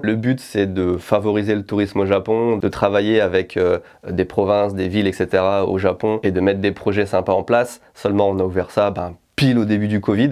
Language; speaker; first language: French; native; French